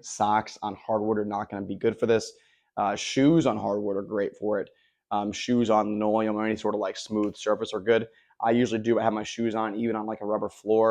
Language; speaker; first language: English; native; English